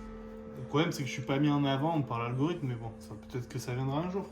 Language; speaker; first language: French; native; French